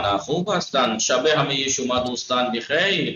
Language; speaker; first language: Persian; non-native, fluent; Urdu